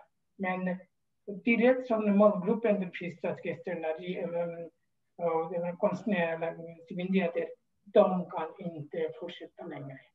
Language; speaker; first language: Swedish; non-native, fluent; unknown